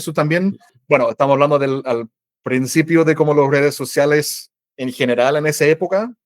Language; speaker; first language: Spanish; non-native, fluent; English